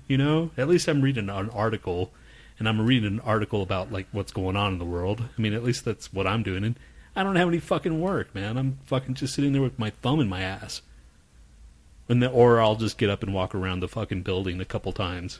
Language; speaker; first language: English; native; English